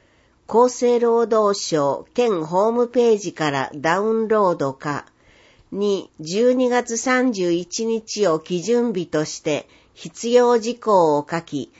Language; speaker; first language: Japanese; native; Japanese